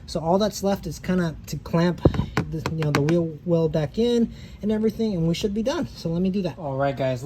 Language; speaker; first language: English; native; English